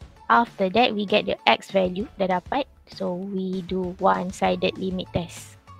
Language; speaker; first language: English; non-native, local second language; Malay